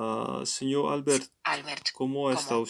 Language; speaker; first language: Spanish; non-native, learner; English